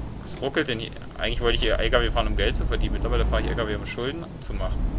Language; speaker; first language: German; native; German